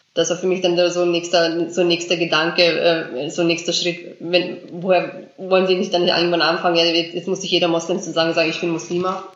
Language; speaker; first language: German; early bilingual, other home language; Bosnian